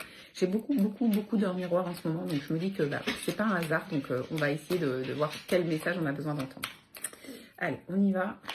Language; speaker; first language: French; native; French